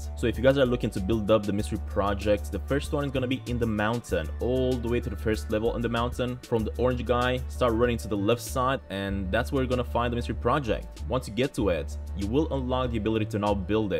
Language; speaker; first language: English; non-native, fluent; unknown